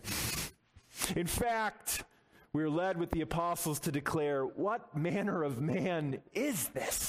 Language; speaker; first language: English; native; English